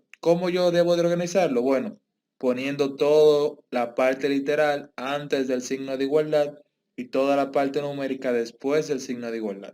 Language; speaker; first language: Spanish; native; Spanish